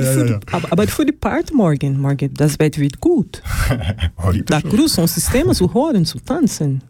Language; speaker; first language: German; non-native, learner; Portuguese